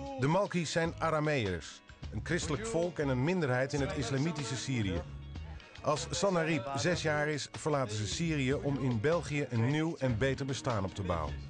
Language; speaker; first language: Dutch; native; Dutch